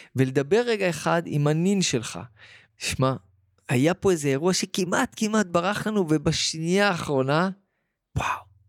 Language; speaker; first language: Hebrew; early bilingual, other home language; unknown